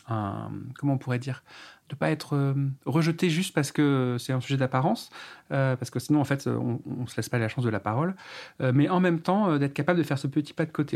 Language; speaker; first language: French; native; French